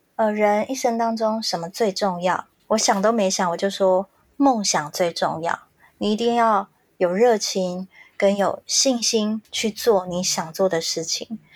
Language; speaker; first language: Chinese; native; Chinese